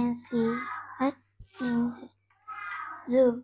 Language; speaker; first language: English; non-native, learner; Vietnamese